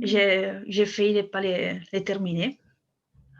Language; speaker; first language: French; non-native, fluent; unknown